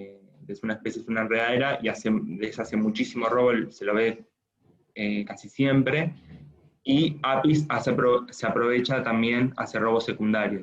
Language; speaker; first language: Spanish; native; Spanish